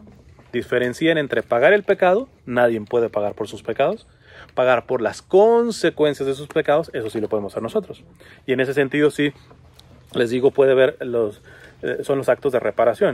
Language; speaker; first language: Spanish; native; Spanish